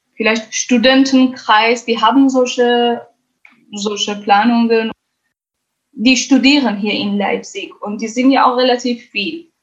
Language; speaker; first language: German; non-native, fluent; Kurdish